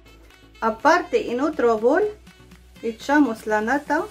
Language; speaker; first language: Spanish; non-native, fluent; Arabic